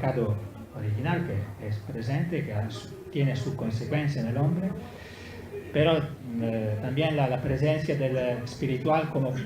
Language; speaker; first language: Spanish; non-native, fluent; Italian